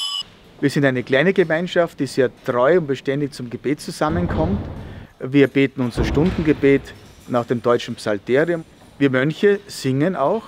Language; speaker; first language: German; native; German